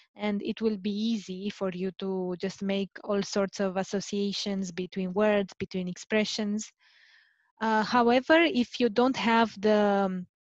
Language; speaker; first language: English; non-native, fluent; Romanian